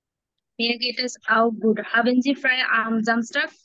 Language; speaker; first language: German; non-native, learner; Bangla